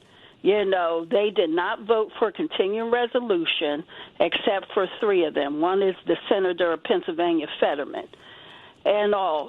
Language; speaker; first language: English; native; English